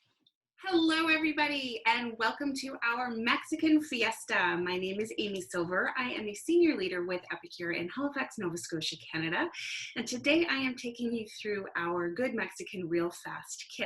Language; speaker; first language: English; native; English